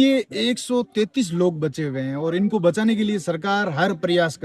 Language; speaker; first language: Hindi; native; Hindi